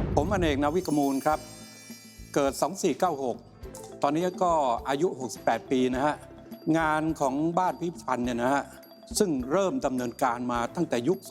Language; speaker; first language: Thai; native; Thai